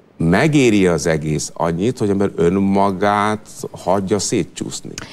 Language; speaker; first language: Hungarian; non-native, fluent; Gujarati